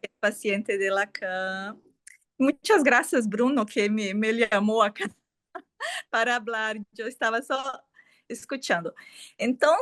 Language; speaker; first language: Spanish; non-native, fluent; Portuguese